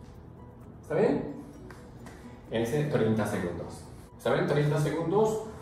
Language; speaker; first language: Spanish; non-native, learner; Japanese